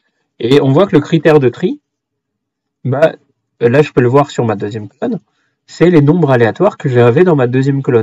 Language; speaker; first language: French; native; French